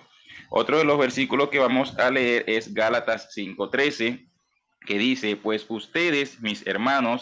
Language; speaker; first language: Spanish; native; Spanish